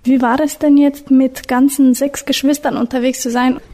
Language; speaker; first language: German; native; German